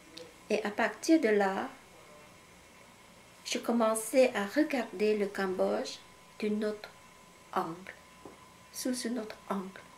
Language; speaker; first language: French; non-native, fluent; Khmer